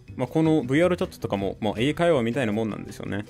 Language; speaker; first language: Japanese; non-native, fluent; English